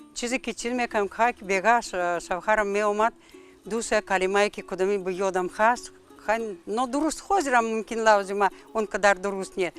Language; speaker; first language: Tajik; non-native, fluent; Russian